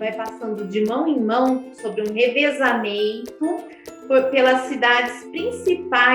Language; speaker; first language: Portuguese; native; Portuguese